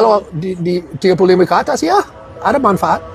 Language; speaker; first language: Indonesian; non-native, learner; English